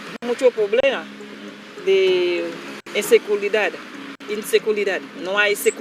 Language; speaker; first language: Spanish; non-native, learner; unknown